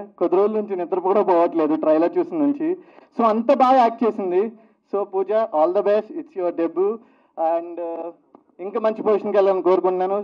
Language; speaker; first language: Telugu; native; Telugu